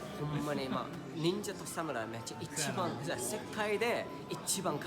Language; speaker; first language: Japanese; non-native, learner; English